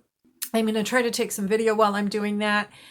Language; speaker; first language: English; native; English